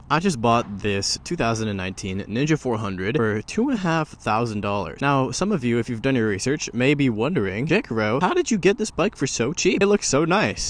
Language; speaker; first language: English; native; English